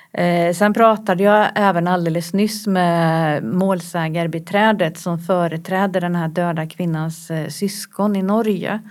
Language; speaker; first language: Swedish; native; Swedish